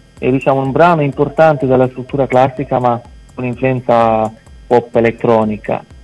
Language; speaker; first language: Italian; non-native, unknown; Hungarian